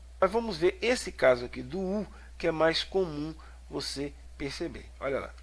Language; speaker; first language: Portuguese; native; Portuguese